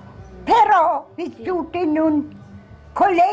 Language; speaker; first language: Italian; non-native, fluent; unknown